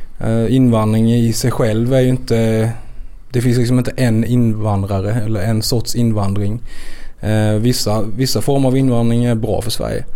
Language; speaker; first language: Swedish; native; Swedish